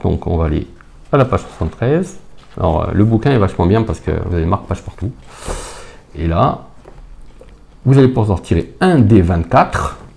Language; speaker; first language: French; native; French